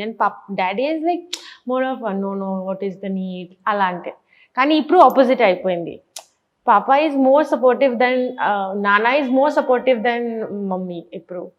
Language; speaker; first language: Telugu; non-native, learner; Bangla